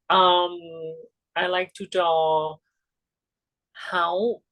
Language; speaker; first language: English; non-native, learner; Thai